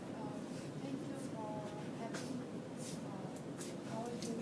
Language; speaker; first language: English; non-native, learner; Vietnamese